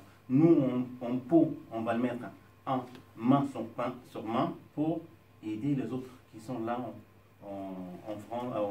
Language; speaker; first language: French; non-native, learner; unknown